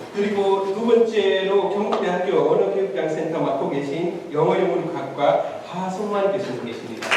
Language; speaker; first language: Korean; non-native, fluent; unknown